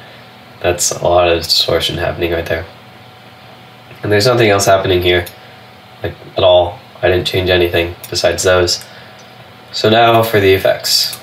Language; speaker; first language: English; native; English